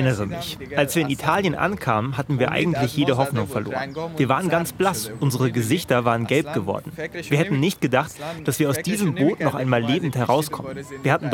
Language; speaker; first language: German; non-native, fluent; Persian